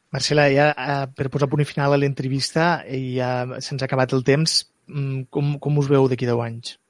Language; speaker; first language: Catalan; native; Catalan